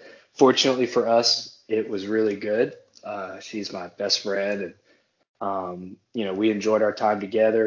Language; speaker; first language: English; native; English